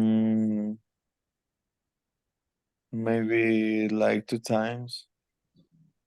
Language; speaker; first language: English; non-native, learner; Spanish